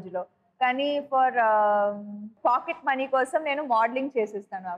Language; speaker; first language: Telugu; non-native, local second language; Tamil